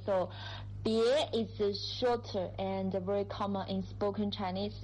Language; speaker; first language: English; non-native, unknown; Chinese